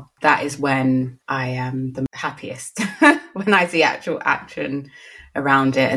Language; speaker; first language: English; native; English